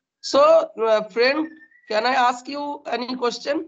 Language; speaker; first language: English; non-native, learner; Bangla